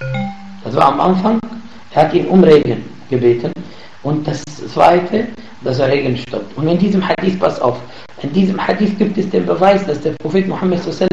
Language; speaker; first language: German; non-native, learner; Arabic